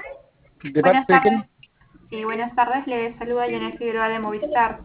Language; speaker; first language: Spanish; native; Spanish